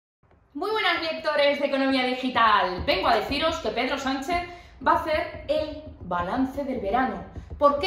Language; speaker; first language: Spanish; native; Spanish